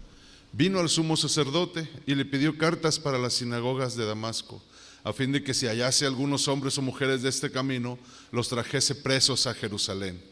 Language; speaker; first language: Spanish; native; Spanish